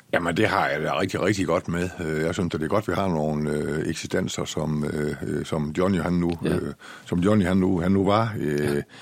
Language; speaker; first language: Danish; native; Danish